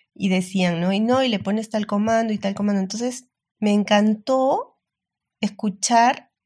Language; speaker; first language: Spanish; native; Spanish